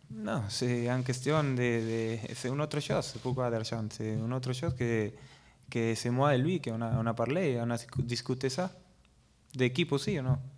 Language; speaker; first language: French; non-native, learner; Spanish